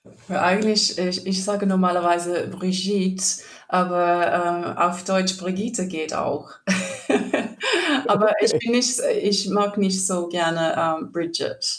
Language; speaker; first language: German; non-native, learner; English